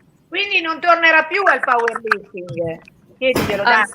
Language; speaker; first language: Italian; native; Italian